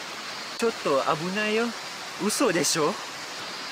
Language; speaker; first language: Japanese; non-native, learner; Malay